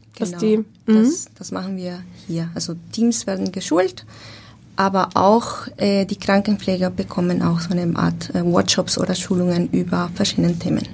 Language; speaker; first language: German; non-native, learner; Spanish